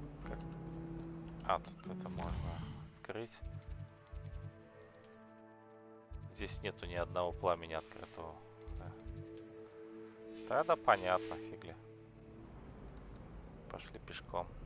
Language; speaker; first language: Russian; native; Russian